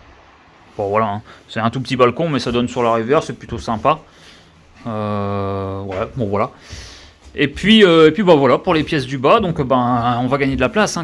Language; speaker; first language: French; native; French